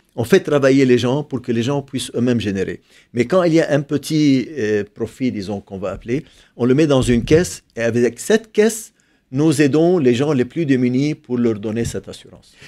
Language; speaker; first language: French; non-native, local second language; Arabic